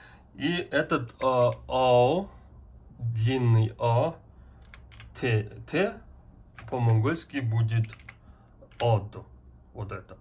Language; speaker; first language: Russian; non-native, learner; Mongolian